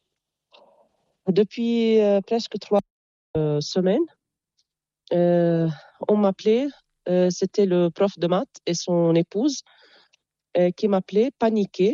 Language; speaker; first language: French; non-native, local second language; Arabic